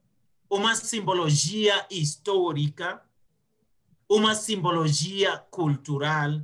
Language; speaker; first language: Portuguese; non-native, fluent; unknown